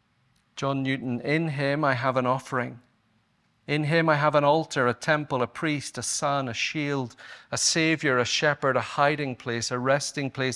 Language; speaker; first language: English; native; English